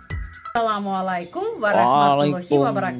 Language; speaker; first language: Indonesian; non-native, fluent; Russian